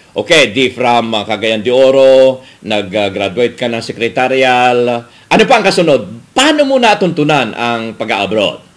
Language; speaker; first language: Filipino; native; Filipino